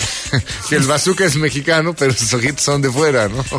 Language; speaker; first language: Spanish; native; Spanish